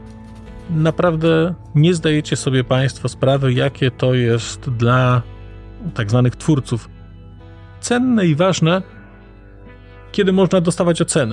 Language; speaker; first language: Polish; native; Polish